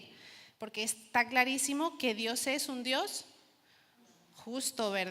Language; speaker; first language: Spanish; native; Spanish